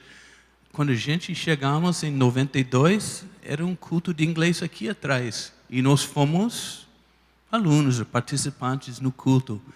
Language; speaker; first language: Portuguese; non-native, fluent; English